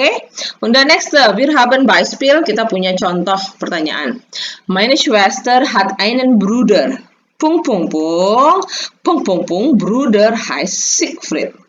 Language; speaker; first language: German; non-native, learner; Indonesian